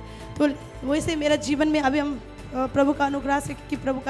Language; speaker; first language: Hindi; non-native, local second language; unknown